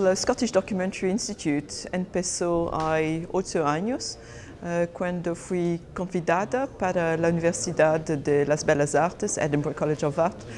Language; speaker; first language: Spanish; non-native, fluent; Portuguese